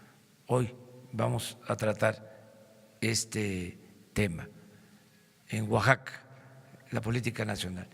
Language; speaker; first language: Spanish; native; Spanish